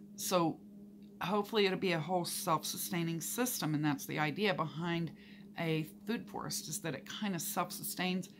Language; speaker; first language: English; native; English